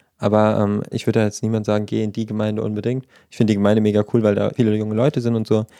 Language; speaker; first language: German; native; German